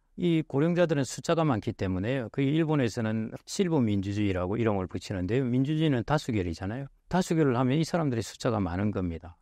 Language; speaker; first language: Korean; native; Korean